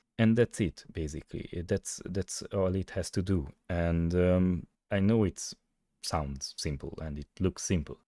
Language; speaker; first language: English; non-native, fluent; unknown